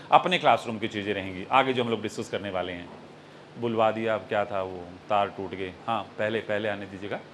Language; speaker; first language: Hindi; native; Hindi